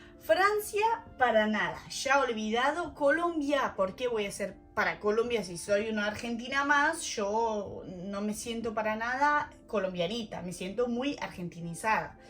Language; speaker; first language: Spanish; non-native, fluent; French